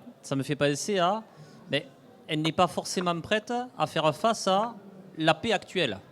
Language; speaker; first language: French; native; French